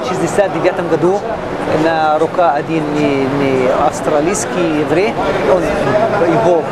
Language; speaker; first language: Russian; non-native, learner; Arabic